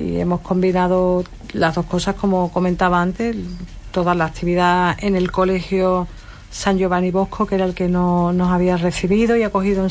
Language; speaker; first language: Spanish; native; Spanish